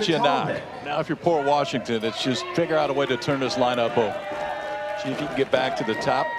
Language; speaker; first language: English; native; English